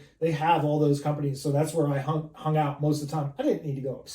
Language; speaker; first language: English; native; English